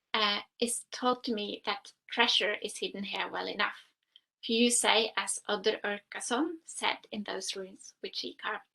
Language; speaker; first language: English; non-native, fluent; Norwegian